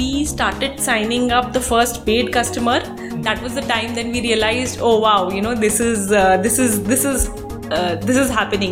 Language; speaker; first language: English; non-native, local second language; Hindi